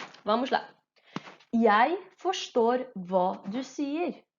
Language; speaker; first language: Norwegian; non-native, fluent; Portuguese